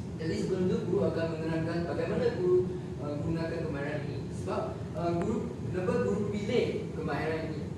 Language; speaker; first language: Malay; non-native, local second language; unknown